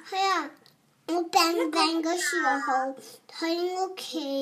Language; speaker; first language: Chinese; early bilingual, heritage; Cantonese